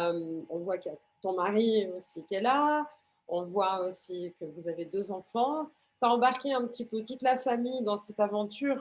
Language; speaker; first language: French; native; French